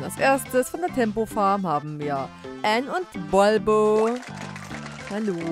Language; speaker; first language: German; native; German